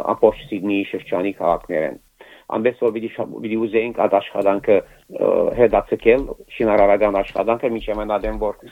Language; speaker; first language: Armenian; early bilingual, heritage; Armenian